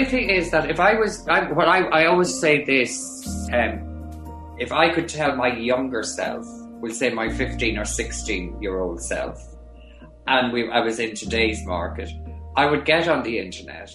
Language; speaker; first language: English; native; English